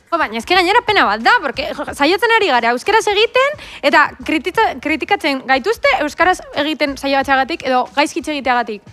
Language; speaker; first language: Basque; non-native, local second language; Spanish